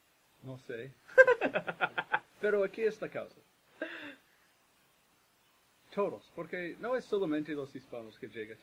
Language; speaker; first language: Spanish; non-native, fluent; English